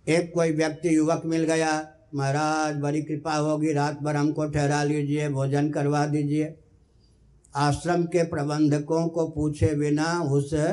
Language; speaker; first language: Hindi; non-native, local second language; Maithili